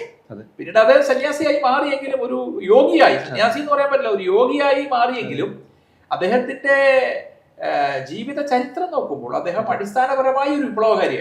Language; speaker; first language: Malayalam; native; Malayalam